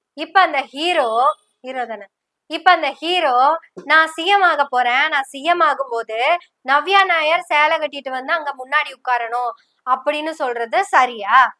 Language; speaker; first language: Tamil; non-native, local second language; Malayalam